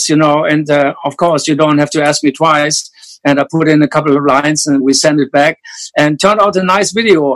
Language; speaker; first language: English; non-native, fluent; German